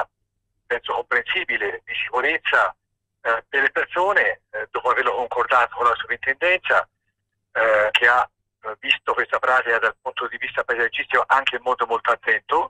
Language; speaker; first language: Italian; native; Italian